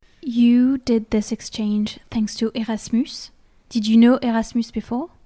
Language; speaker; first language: English; non-native, learner; French